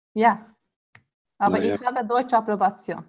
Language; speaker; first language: German; non-native, learner; Turkish